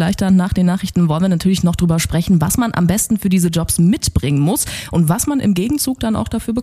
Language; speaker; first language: German; native; German